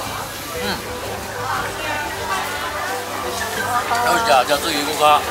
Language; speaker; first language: Japanese; native; Japanese